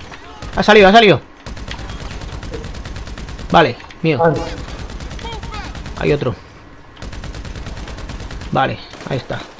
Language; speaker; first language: Spanish; native; Spanish